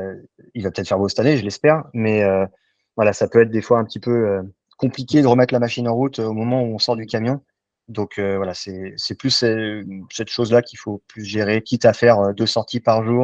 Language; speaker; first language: French; native; French